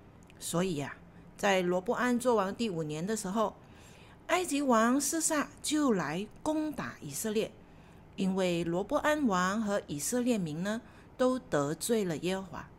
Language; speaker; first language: Chinese; native; Chinese